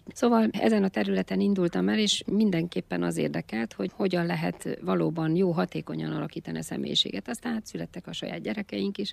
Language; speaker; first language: Hungarian; native; Hungarian